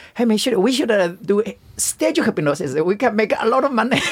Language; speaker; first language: English; non-native, fluent; Chinese